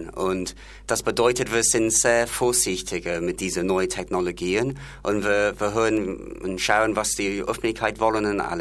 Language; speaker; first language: German; non-native, learner; English